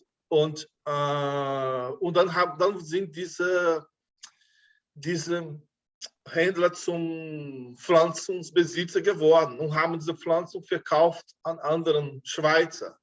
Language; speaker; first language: German; non-native, fluent; Portuguese